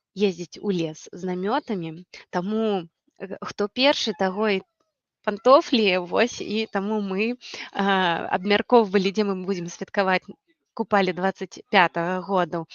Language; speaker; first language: Belarusian; non-native, local second language; Russian